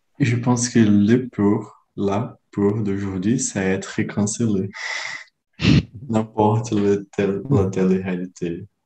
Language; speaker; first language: French; non-native, learner; Portuguese